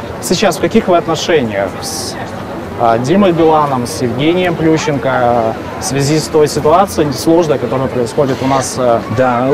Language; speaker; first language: Russian; native; Russian